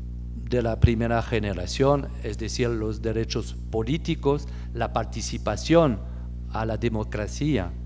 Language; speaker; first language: Spanish; non-native, fluent; French